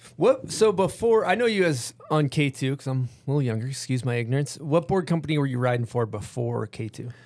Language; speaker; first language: English; native; English